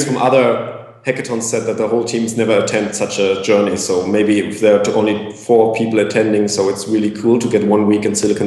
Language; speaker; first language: English; non-native, fluent; German